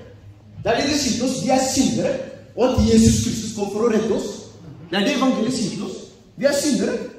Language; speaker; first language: Norwegian; early bilingual, other home language; Oromo